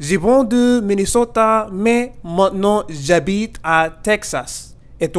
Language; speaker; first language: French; non-native, learner; English